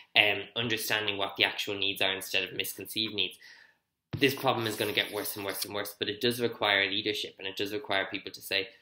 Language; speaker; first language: English; native; English